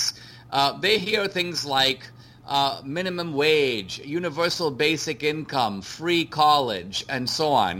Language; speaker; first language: English; non-native, local second language; Konkani